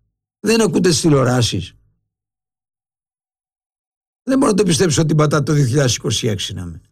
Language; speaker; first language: Greek; native; Greek